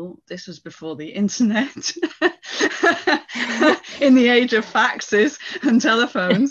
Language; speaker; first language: English; native; English